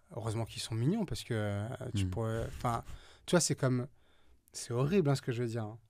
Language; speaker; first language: French; native; French